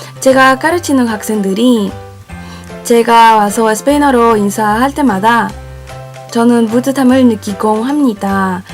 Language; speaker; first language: Korean; non-native, fluent; Spanish